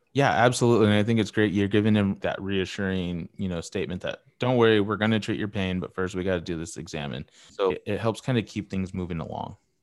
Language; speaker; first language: English; early bilingual, other home language; Spanish